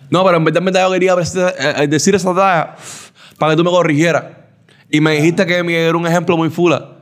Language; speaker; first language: Spanish; early bilingual, heritage; Spanish